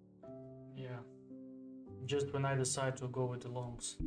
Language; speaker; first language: English; non-native, fluent; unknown